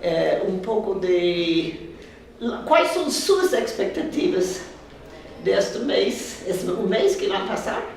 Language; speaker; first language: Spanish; non-native, fluent; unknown